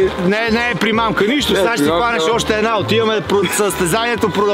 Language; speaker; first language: Bulgarian; native; Bulgarian